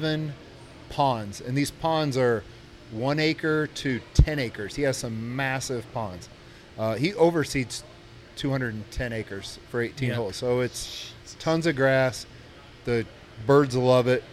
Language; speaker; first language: English; native; English